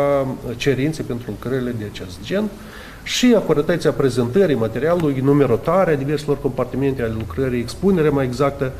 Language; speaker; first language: Romanian; native; Romanian